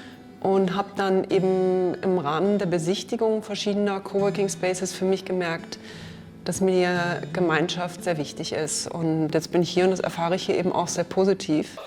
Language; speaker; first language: German; native; German